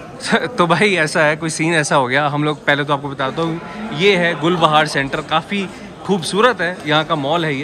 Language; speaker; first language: Hindi; native; Hindi